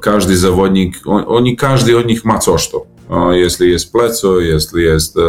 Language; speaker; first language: Polish; non-native, learner; Serbian